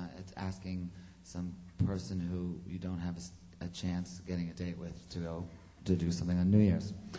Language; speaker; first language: English; early bilingual, other home language; French